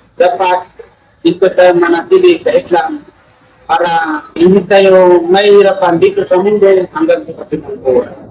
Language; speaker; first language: Filipino; non-native, local second language; Maranao